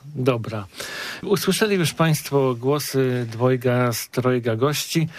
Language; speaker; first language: Polish; native; Polish